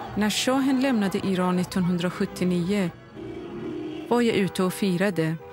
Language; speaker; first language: Swedish; non-native, fluent; Persian